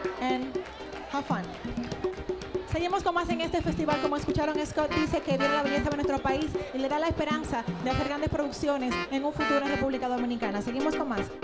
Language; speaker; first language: Spanish; native; Spanish